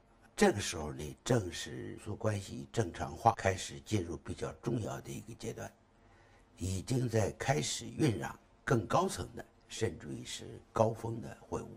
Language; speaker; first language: Chinese; native; Chinese